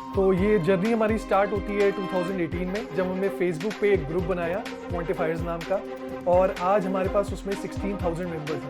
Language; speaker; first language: Hindi; native; Hindi